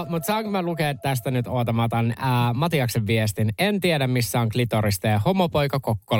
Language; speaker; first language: Finnish; native; Finnish